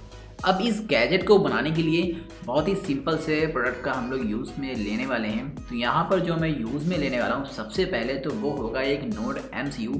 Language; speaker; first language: Hindi; native; Hindi